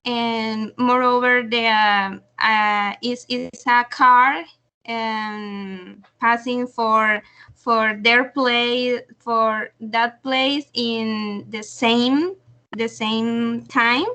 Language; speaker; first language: English; non-native, learner; Spanish